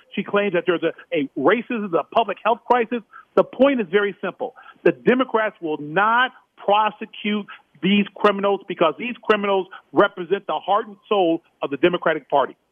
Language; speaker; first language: English; native; English